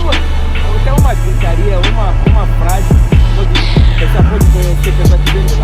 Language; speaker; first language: Portuguese; non-native, fluent; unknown